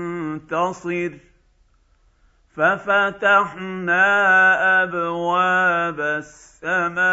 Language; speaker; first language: Arabic; native; Arabic